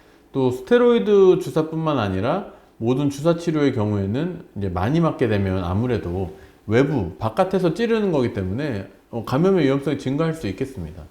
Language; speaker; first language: Korean; native; Korean